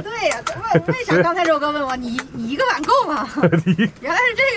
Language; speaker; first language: Chinese; native; Chinese